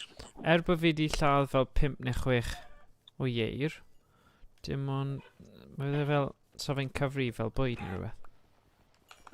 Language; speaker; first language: Welsh; native; Welsh